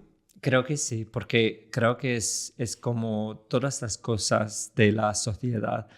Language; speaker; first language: Spanish; non-native, fluent; English